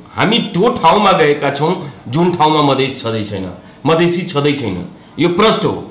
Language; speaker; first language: Nepali; non-native, local second language; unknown